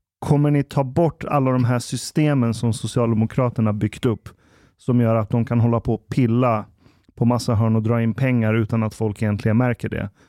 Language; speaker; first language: Swedish; early bilingual, other home language; Persian